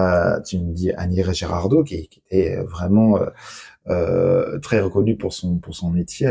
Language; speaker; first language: French; native; French